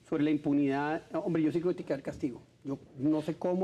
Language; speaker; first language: Spanish; native; Spanish